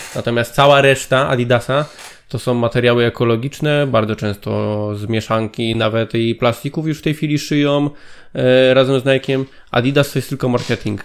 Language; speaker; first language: Polish; native; Polish